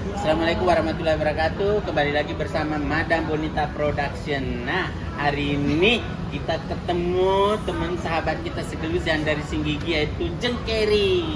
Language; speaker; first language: Indonesian; native; Indonesian